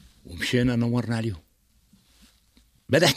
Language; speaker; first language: Arabic; native; Arabic